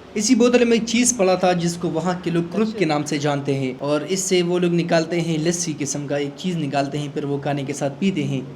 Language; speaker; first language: Urdu; non-native, local second language; Pashto